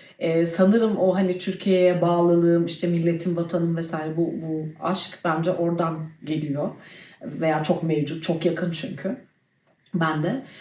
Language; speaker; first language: Turkish; early bilingual, heritage; Turkish